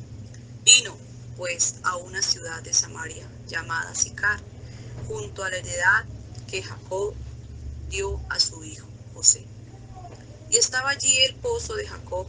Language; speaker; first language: Spanish; native; Spanish